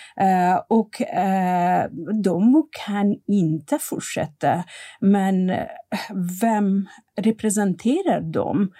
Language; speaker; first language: Swedish; non-native, fluent; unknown